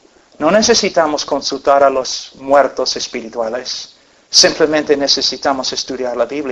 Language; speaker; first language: Spanish; non-native, fluent; English